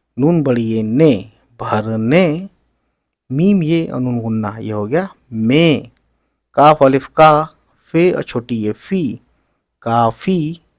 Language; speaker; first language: Hindi; native; Hindi